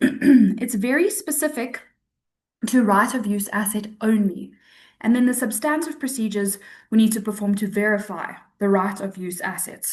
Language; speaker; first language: English; native; English